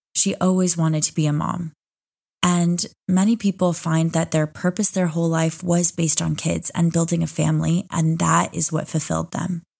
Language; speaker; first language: English; native; English